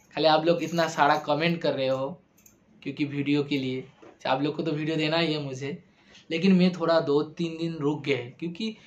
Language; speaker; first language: Hindi; non-native, local second language; Bangla